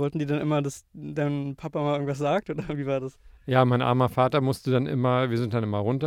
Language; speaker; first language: German; native; German